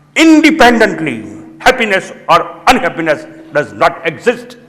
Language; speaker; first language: English; non-native, local second language; Gujarati